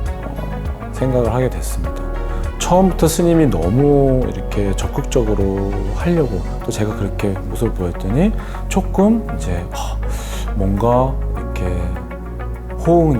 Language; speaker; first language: Korean; native; Korean